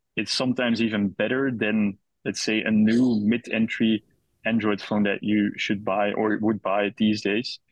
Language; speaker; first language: English; non-native, fluent; Dutch